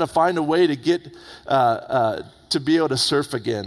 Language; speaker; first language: English; native; English